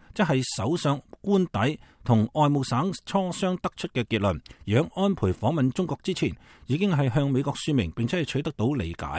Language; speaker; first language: Chinese; native; Chinese